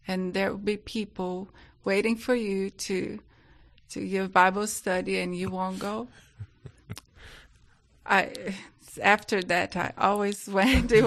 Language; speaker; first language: English; non-native, fluent; Portuguese